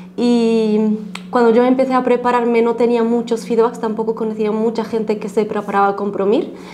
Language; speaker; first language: Spanish; non-native, fluent; Arabic